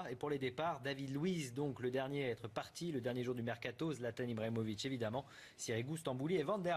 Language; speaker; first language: French; native; French